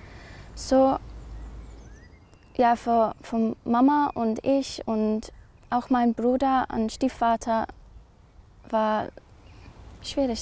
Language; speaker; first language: German; non-native, learner; English